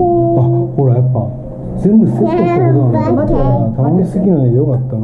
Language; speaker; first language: Japanese; native; Japanese